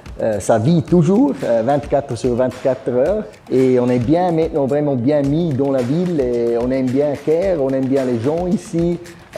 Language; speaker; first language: French; non-native, fluent; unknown